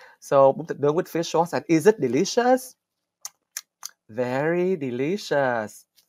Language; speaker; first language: English; non-native, fluent; Vietnamese